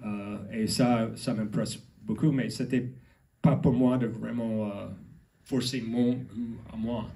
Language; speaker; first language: French; non-native, learner; English